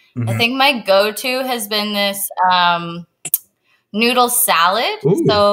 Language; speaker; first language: English; native; English